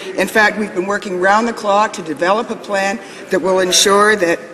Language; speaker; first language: English; native; English